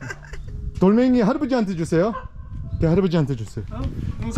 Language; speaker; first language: Korean; early bilingual, heritage; English